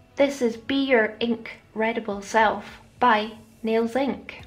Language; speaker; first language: English; native; English